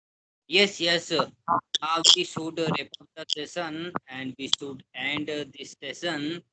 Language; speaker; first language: English; non-native, learner; Hindi